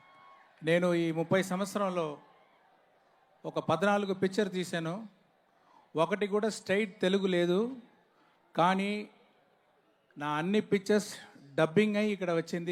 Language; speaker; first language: Telugu; non-native, learner; Tamil